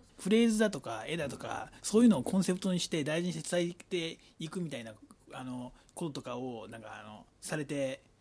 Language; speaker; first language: Japanese; native; Japanese